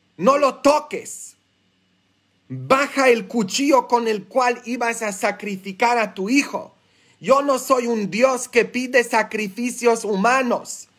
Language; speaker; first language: Spanish; non-native, fluent; Polish